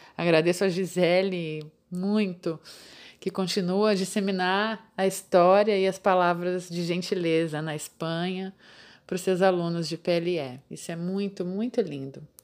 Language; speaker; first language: Portuguese; native; Portuguese